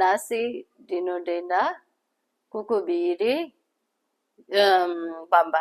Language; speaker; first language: Shona; non-native, learner; Urdu